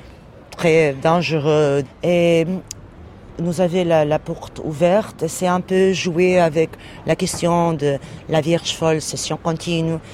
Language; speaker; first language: French; non-native, learner; Portuguese